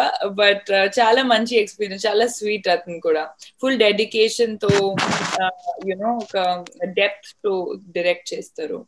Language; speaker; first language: Telugu; non-native, fluent; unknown